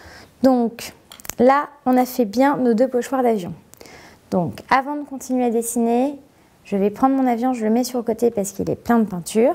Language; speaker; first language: French; native; French